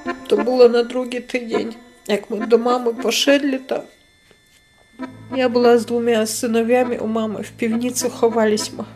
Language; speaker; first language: Polish; non-native, learner; Chechen